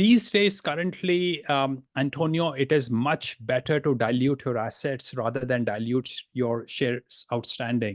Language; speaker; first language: English; non-native, fluent; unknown